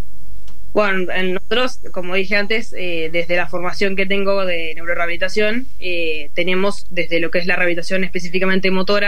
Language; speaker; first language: Spanish; native; Spanish